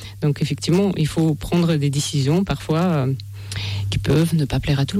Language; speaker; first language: French; non-native, fluent; Russian